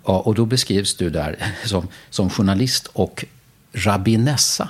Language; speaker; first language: Swedish; native; Swedish